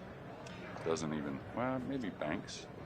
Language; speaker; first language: English; native; English